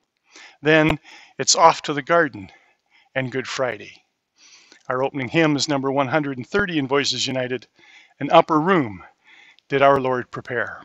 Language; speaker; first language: English; native; English